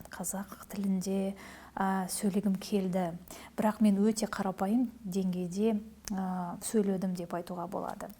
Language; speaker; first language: Kazakh; non-native, local second language; Russian